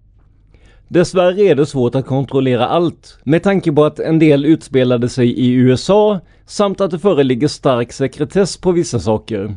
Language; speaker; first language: Swedish; native; Swedish